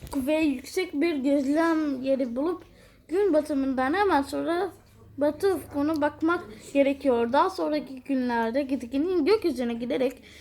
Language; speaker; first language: Turkish; non-native, fluent; Arabic